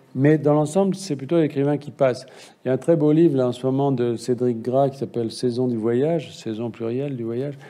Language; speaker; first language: French; native; French